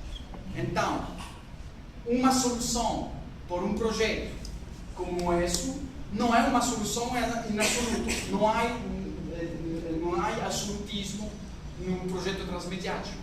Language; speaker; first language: Portuguese; non-native, learner; French